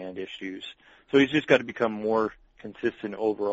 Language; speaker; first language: English; native; English